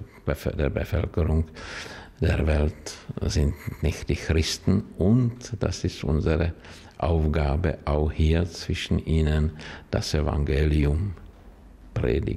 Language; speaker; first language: German; non-native, learner; Czech